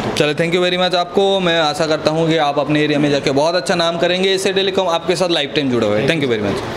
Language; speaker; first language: Hindi; native; Hindi